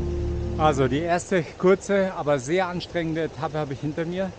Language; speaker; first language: German; native; German